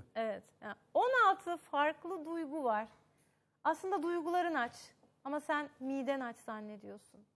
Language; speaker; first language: Turkish; native; Turkish